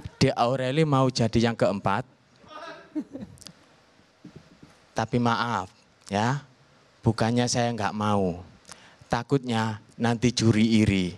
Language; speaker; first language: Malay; non-native, local second language; Javanese